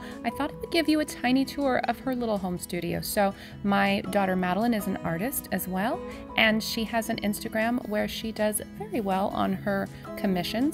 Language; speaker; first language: English; native; English